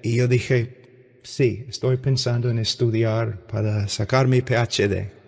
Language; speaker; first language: Spanish; non-native, fluent; English